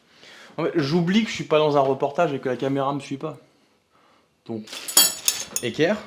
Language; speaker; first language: French; native; French